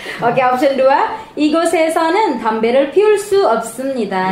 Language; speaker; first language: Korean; non-native, fluent; Indonesian